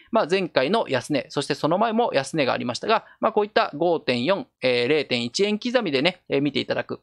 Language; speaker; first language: Japanese; native; Japanese